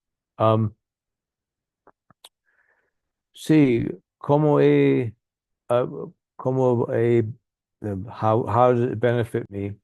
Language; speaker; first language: Spanish; non-native, learner; English